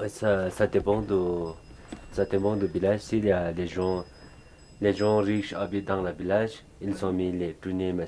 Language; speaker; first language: French; non-native, learner; Sherpa